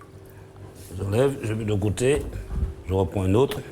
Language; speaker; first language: French; non-native, local second language; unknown